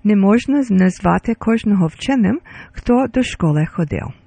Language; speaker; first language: Ukrainian; early bilingual, heritage; Ukrainian